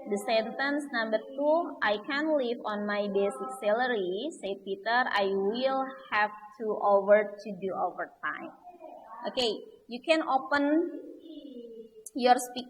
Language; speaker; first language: English; non-native, learner; Indonesian